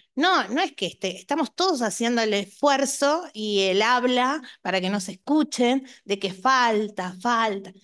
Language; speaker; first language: Spanish; native; Spanish